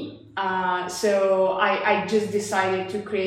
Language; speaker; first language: English; non-native, fluent; Bulgarian